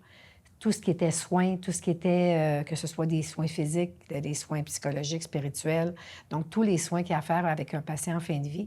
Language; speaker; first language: French; native; French